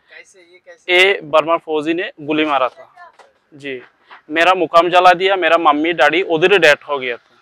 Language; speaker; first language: Hindi; non-native, learner; Rohingya